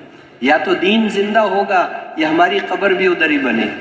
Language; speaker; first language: Urdu; native; Urdu